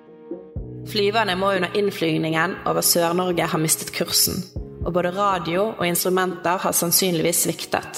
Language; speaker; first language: Norwegian; native; Norwegian